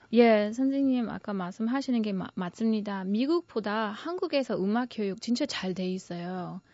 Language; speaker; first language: Korean; non-native, fluent; English